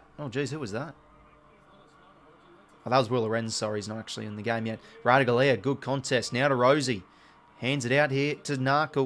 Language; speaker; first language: English; native; English